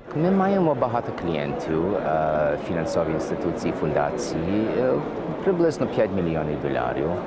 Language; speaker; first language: Ukrainian; early bilingual, heritage; Ukrainian